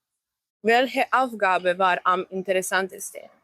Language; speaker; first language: German; non-native, learner; Croatian